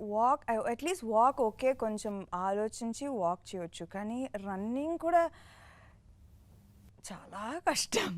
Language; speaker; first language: Telugu; non-native, fluent; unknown